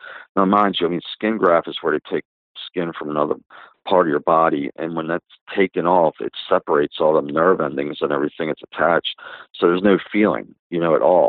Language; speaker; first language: English; native; English